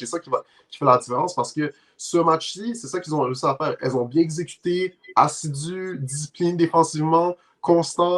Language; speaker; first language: French; native; French